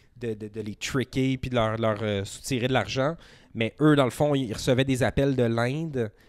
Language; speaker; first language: French; native; French